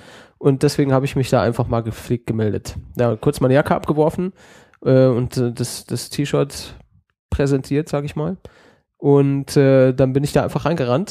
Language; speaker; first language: German; native; German